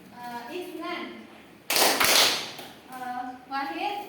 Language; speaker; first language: Arabic; non-native, learner; Indonesian